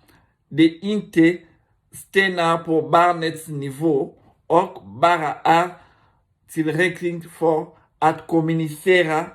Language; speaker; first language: Swedish; non-native, learner; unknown